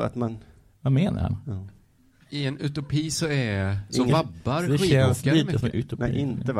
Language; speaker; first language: Swedish; native; Swedish